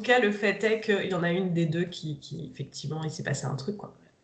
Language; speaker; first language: French; native; French